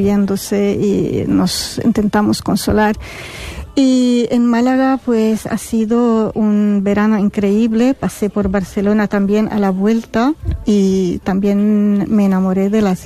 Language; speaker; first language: Spanish; non-native, fluent; Arabic